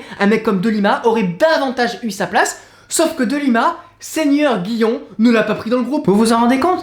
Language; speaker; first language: French; native; French